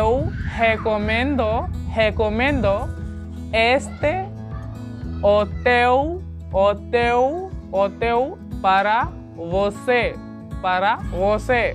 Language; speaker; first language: Portuguese; non-native, learner; Hindi